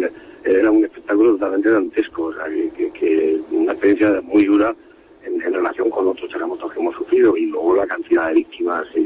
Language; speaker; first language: Spanish; native; Spanish